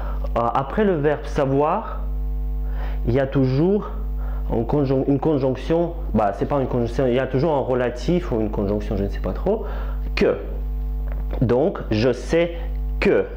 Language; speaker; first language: French; non-native, fluent; Russian